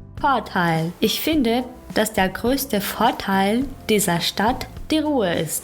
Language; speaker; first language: German; non-native, fluent; Ukrainian